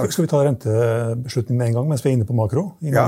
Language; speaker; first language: Norwegian; native; Norwegian